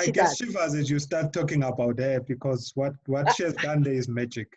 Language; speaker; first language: English; non-native, local second language; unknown